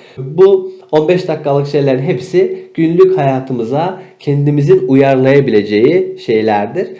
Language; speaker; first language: Turkish; native; Turkish